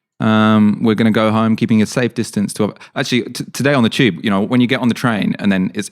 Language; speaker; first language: English; native; English